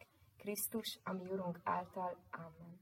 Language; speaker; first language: Hungarian; native; Hungarian